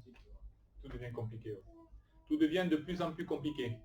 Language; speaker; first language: French; native; French